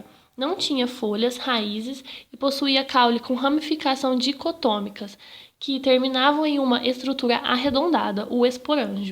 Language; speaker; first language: Portuguese; native; Portuguese